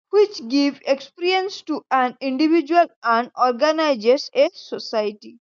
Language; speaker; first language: English; non-native, local second language; Odia